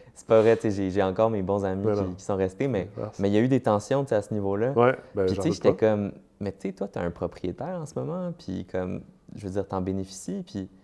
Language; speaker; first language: French; native; French